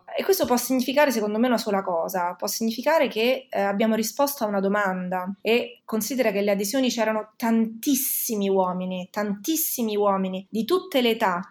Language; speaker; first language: Italian; native; Italian